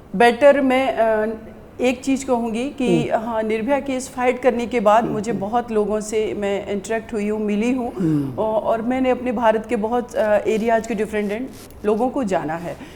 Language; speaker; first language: Hindi; native; Hindi